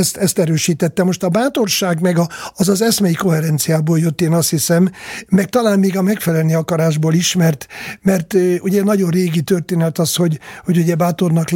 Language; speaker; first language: Hungarian; native; Hungarian